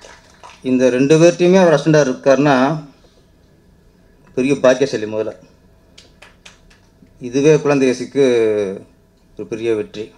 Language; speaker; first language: Tamil; native; Tamil